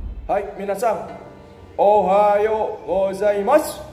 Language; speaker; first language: Japanese; non-native, learner; Indonesian